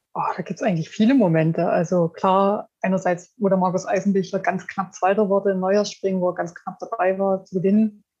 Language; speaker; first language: German; native; German